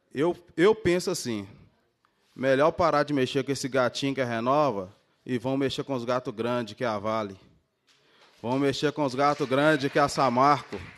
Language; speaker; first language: Portuguese; native; Portuguese